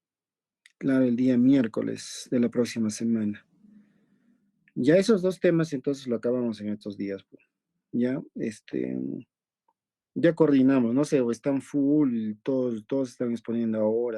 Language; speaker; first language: Spanish; native; Spanish